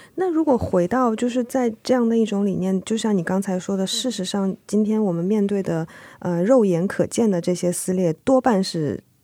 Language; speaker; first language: Chinese; native; Chinese